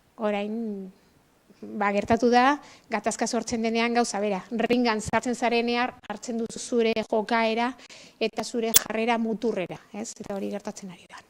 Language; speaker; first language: Basque; non-native, local second language; Spanish